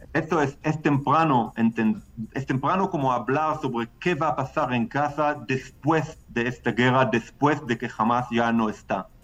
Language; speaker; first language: Spanish; non-native, fluent; Hebrew